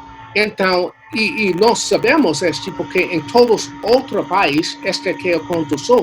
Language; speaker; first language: Portuguese; non-native, learner; English